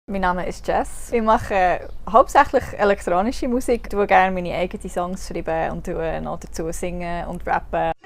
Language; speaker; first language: German; non-native, fluent; English